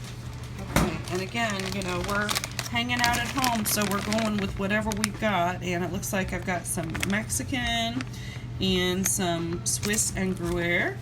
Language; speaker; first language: English; native; English